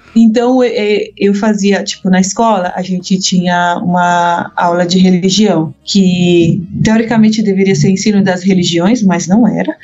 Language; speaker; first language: Portuguese; early bilingual, heritage; Portuguese